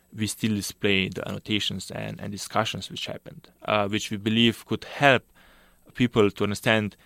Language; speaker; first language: English; non-native, fluent; Slovenian